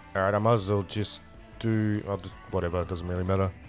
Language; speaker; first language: English; native; English